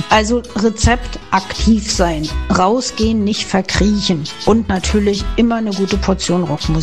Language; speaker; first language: German; native; German